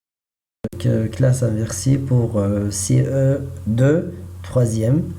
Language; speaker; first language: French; non-native, learner; Arabic